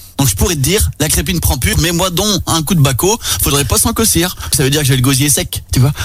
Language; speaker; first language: French; native; French